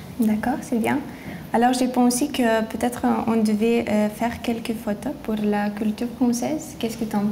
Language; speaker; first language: French; non-native, learner; Lithuanian